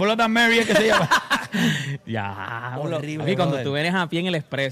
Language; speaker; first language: Spanish; native; Spanish